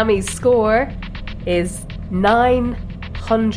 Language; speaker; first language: English; native; English